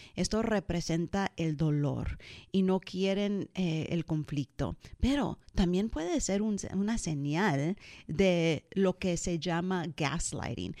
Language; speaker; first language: Spanish; early bilingual, heritage; Spanish